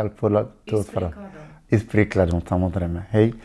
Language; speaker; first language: Slovak; non-native, fluent; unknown